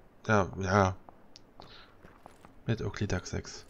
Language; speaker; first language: German; native; German